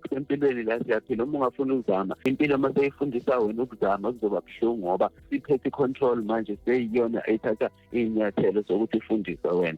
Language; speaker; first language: Zulu; native; Zulu